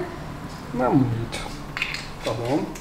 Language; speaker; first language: Portuguese; non-native, learner; Turkish